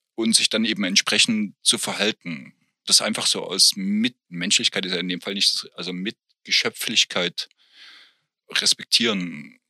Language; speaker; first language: German; native; German